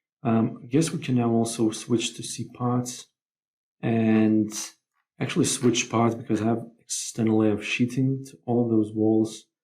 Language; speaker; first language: English; non-native, fluent; Lithuanian